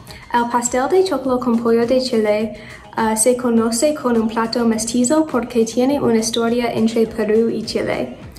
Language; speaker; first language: Spanish; non-native, learner; English